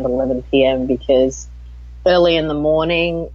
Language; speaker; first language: English; native; English